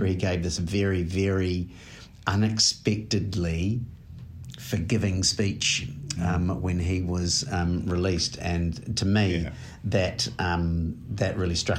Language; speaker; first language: English; native; English